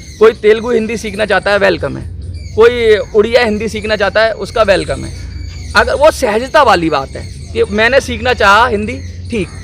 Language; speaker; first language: Hindi; native; Hindi